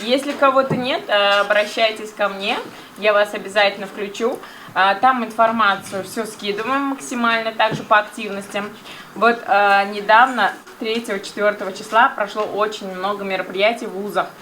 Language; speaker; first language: Russian; native; Russian